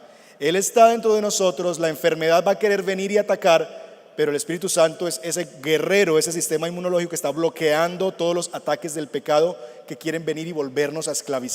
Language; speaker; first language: Spanish; native; Spanish